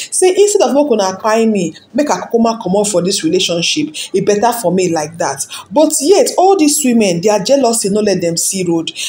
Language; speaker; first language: Nigerian Pidgin; non-native, local second language; Yoruba